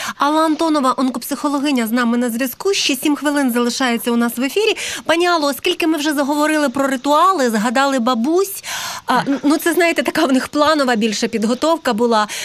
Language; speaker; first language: Ukrainian; native; Ukrainian